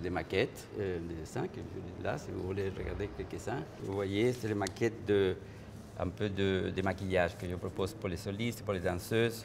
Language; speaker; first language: French; non-native, fluent; Spanish